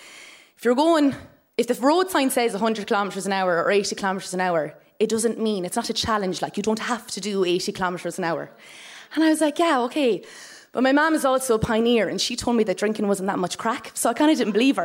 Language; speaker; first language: English; native; English